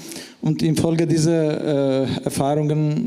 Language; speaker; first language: German; non-native, fluent; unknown